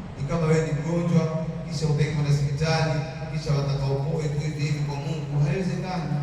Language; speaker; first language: Swahili; native; Swahili